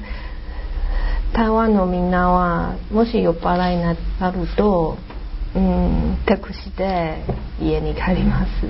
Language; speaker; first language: Japanese; non-native, learner; Chinese